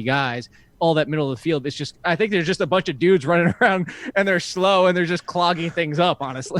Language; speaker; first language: English; native; English